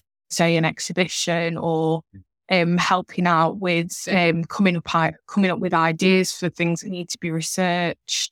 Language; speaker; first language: English; native; English